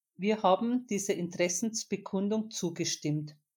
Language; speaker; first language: German; native; German